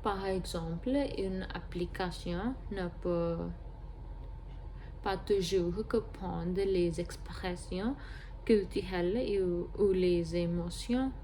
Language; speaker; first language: French; non-native, learner; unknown